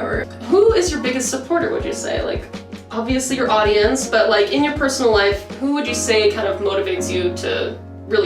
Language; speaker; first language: English; native; English